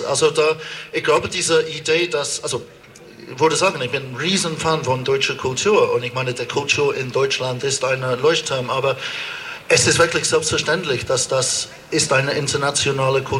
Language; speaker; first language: German; non-native, fluent; English